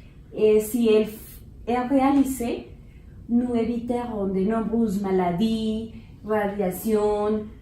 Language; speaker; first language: French; non-native, learner; Spanish